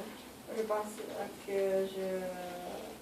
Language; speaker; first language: French; non-native, learner; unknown